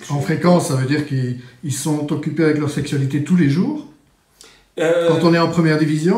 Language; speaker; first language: French; native; French